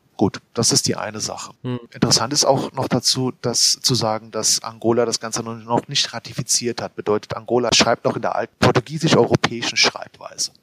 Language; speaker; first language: German; native; German